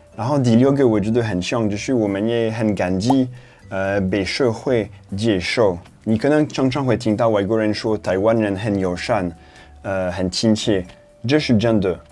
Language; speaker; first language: Chinese; non-native, fluent; French